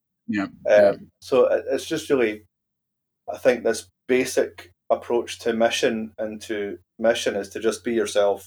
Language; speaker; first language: English; native; English